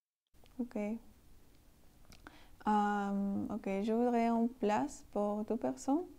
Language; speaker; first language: French; non-native, learner; Spanish